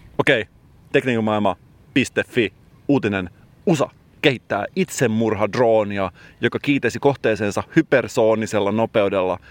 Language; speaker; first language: Finnish; native; Finnish